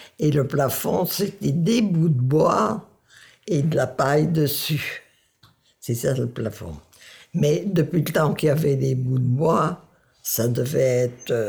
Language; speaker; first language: French; non-native, local second language; Dutch